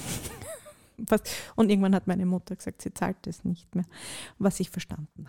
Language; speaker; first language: German; native; German